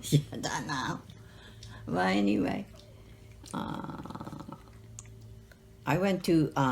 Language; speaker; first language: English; non-native, learner; Japanese